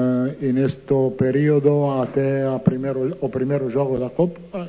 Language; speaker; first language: Portuguese; non-native, learner; Italian